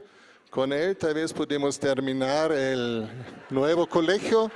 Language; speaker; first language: Spanish; non-native, fluent; German